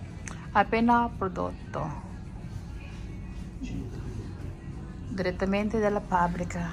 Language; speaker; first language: Italian; non-native, learner; Filipino